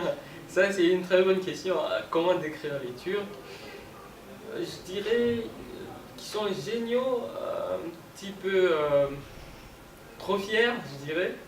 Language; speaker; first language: French; non-native, local second language; Lingala